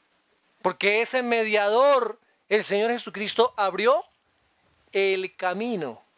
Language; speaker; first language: Spanish; native; Spanish